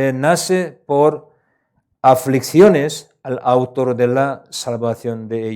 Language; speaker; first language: Spanish; non-native, learner; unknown